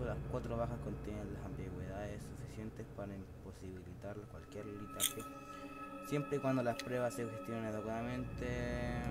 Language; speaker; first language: Spanish; native; Spanish